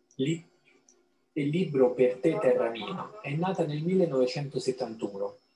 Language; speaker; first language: Italian; non-native, fluent; Albanian